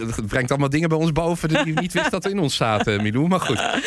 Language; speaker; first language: Dutch; native; Dutch